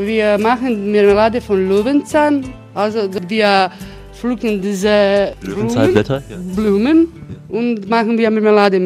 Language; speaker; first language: German; non-native, learner; Croatian